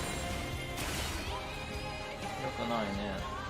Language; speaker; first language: Japanese; native; Japanese